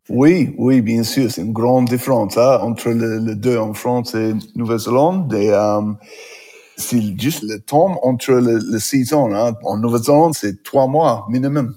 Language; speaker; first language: French; non-native, learner; English